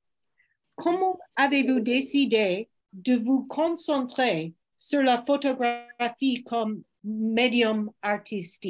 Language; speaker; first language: French; non-native, fluent; English